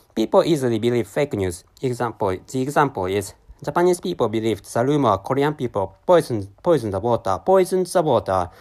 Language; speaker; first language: English; non-native, learner; Japanese